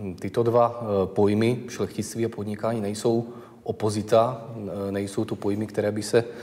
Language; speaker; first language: Czech; native; Czech